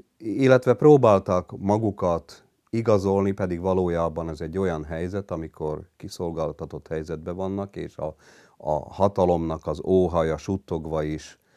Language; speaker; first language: Hungarian; native; Hungarian